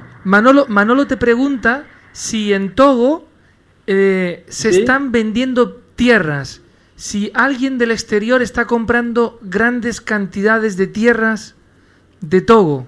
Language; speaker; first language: Spanish; native; Spanish